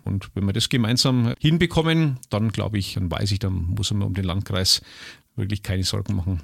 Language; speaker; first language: German; native; German